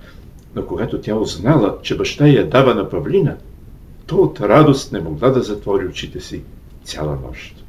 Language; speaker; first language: Bulgarian; native; Bulgarian